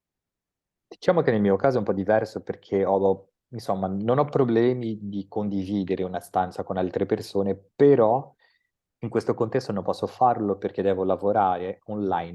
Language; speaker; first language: Italian; non-native, fluent; Portuguese